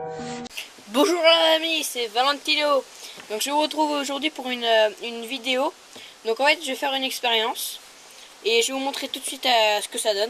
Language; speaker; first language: French; native; French